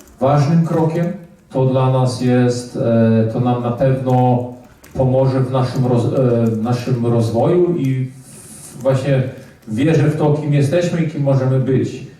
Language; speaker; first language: Polish; early bilingual, heritage; Polish